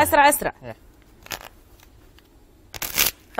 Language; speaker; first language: Arabic; native; Arabic